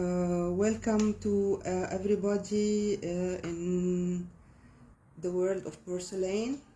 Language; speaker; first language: English; non-native, fluent; Arabic